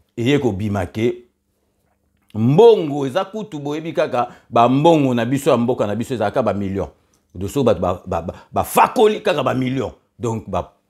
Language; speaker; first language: Lingala; native; Lingala